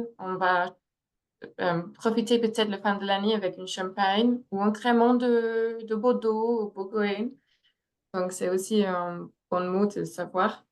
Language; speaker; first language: French; non-native, fluent; English